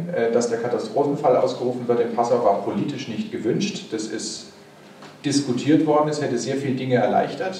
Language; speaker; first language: German; native; German